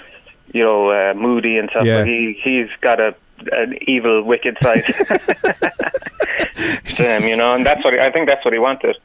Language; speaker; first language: English; native; English